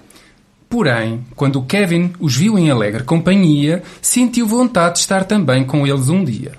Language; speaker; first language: Portuguese; native; Portuguese